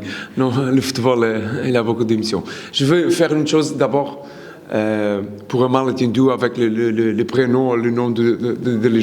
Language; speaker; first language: French; non-native, learner; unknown